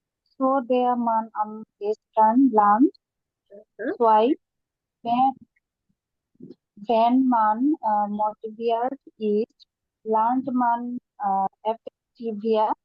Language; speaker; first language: German; non-native, learner; Bangla